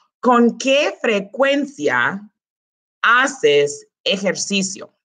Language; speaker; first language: Spanish; early bilingual, heritage; Spanish